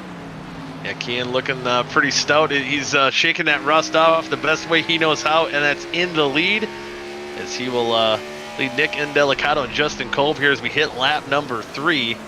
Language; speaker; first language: English; native; English